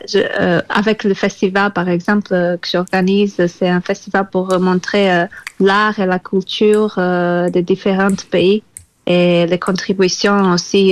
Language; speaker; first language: French; non-native, fluent; Portuguese